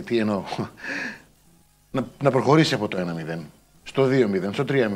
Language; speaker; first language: Greek; native; Greek